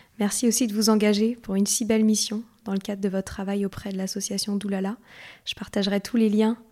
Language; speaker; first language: French; native; French